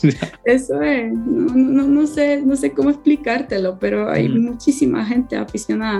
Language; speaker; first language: Spanish; non-native, fluent; Polish